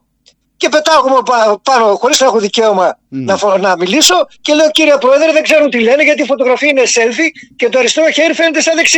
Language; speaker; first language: Greek; native; Greek